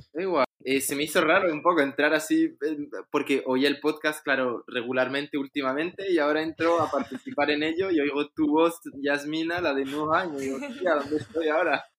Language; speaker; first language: Spanish; non-native, fluent; Arabic